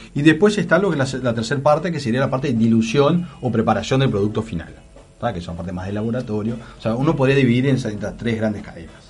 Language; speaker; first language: Spanish; native; Spanish